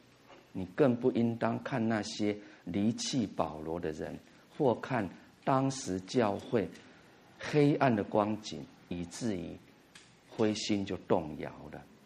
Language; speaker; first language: Chinese; native; Chinese